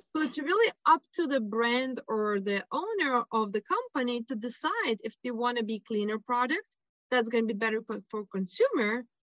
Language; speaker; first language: English; non-native, fluent; Lithuanian